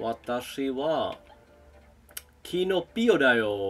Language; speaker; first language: Japanese; non-native, learner; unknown